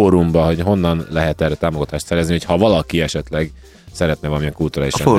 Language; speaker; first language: Hungarian; native; Hungarian